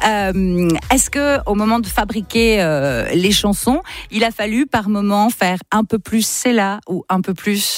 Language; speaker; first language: French; native; French